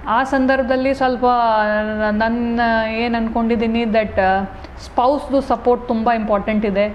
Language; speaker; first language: Kannada; non-native, fluent; Hindi